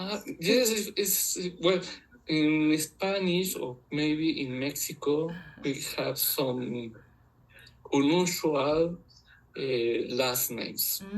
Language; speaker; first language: English; non-native, learner; Spanish